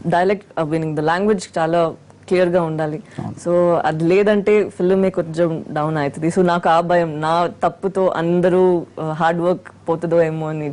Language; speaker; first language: Telugu; non-native, fluent; Tamil